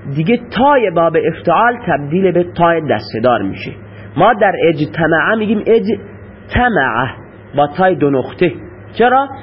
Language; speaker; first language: Persian; non-native, local second language; Baluchi